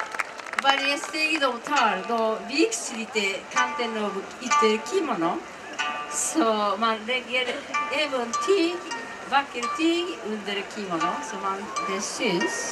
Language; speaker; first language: Swedish; non-native, learner; Japanese